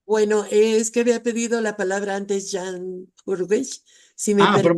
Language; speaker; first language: Spanish; native; Spanish